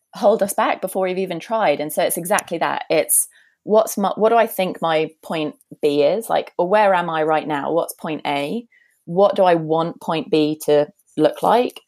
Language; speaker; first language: English; native; English